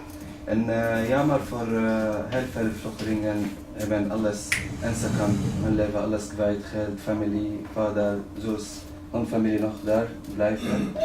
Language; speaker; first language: Dutch; non-native, learner; Arabic